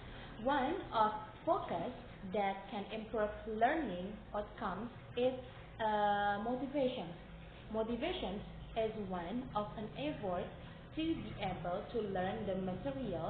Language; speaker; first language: English; non-native, learner; Indonesian